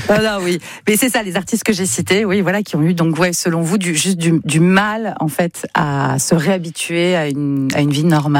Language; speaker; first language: French; native; French